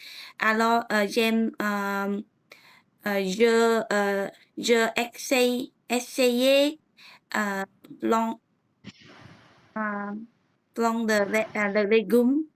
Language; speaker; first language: French; non-native, learner; Vietnamese